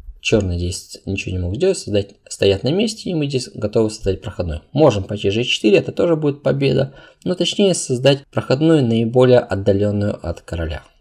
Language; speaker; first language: Russian; non-native, local second language; Uzbek